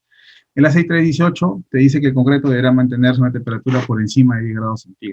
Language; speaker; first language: Spanish; native; Spanish